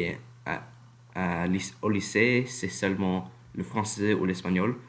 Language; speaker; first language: French; non-native, learner; English